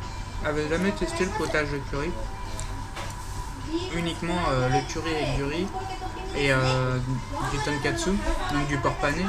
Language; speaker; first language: French; native; French